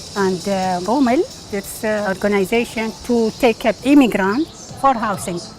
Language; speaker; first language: English; non-native, learner; Arabic